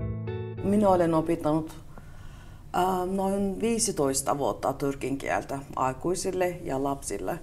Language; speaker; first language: Finnish; non-native, fluent; Turkish